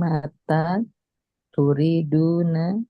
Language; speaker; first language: Arabic; non-native, learner; Indonesian